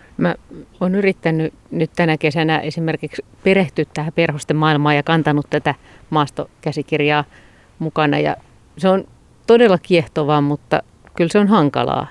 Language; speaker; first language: Finnish; native; Finnish